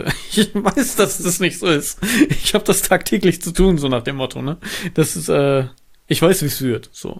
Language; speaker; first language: German; native; German